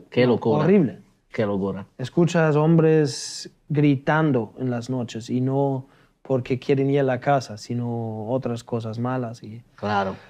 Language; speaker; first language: Spanish; non-native, fluent; German